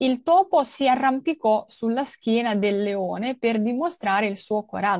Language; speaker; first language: Italian; non-native, fluent; Russian